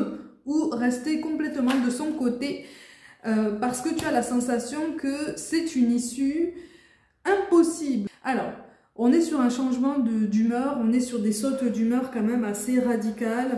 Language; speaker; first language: French; native; French